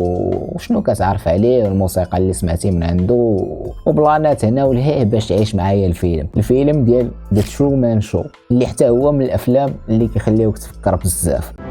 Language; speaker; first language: Arabic; native; Arabic